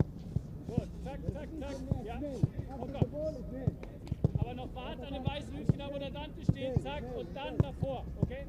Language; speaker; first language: German; non-native, learner; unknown